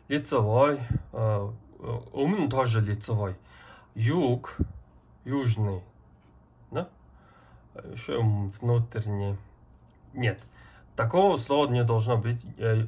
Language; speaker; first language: Russian; non-native, learner; Mongolian